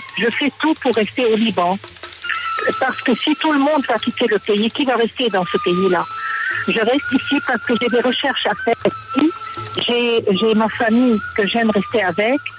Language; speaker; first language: French; non-native, local second language; Arabic